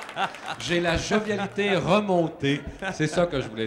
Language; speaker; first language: French; native; French